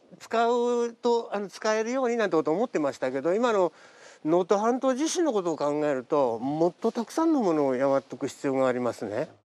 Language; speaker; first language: Japanese; native; Japanese